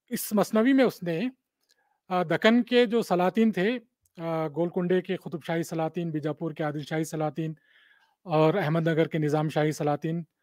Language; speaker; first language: Hindi; non-native, local second language; Urdu